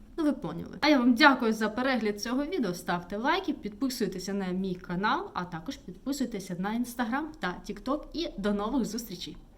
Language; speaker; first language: Ukrainian; non-native, local second language; Russian